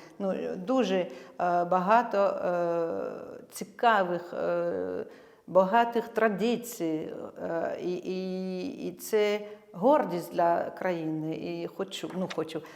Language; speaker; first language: Ukrainian; non-native, fluent; French